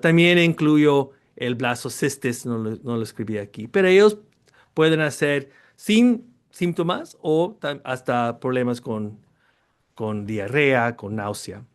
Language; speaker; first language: Spanish; early bilingual, heritage; Spanish